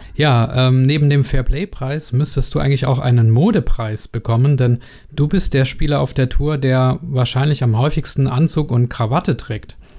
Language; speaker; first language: German; native; German